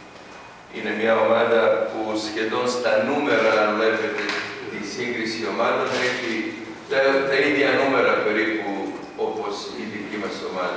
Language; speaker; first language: Greek; non-native, fluent; Serbian